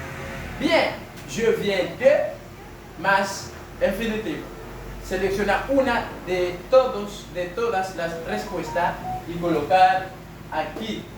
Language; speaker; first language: Spanish; non-native, fluent; French